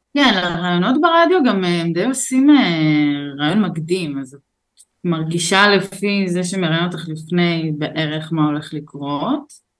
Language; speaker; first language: Hebrew; early bilingual, other home language; Russian